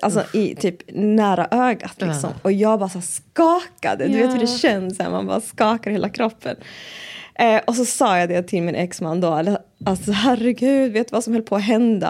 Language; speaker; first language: Swedish; native; Swedish